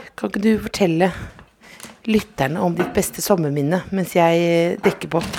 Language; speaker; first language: Norwegian; native; Norwegian